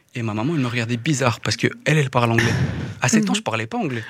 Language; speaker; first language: French; native; French